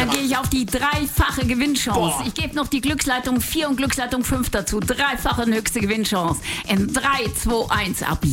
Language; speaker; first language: German; native; German